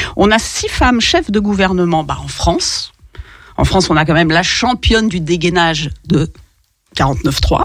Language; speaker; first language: French; native; French